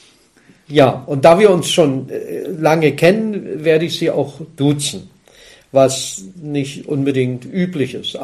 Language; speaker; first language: German; native; German